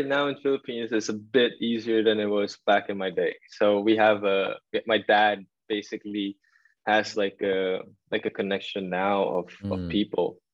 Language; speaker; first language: English; non-native, local second language; Filipino